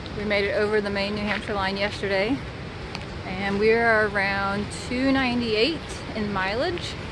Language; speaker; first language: English; native; English